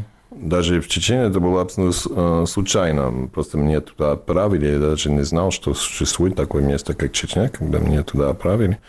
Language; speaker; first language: Russian; non-native, fluent; English